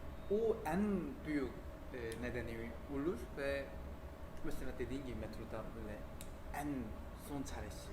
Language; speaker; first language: Turkish; non-native, fluent; Korean